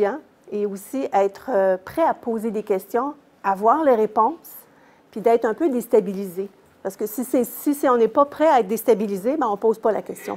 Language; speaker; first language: French; native; French